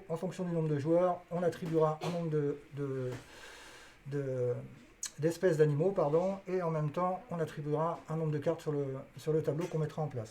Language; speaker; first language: French; native; French